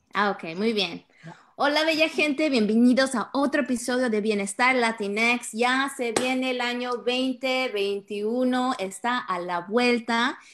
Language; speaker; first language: Spanish; early bilingual, heritage; Spanish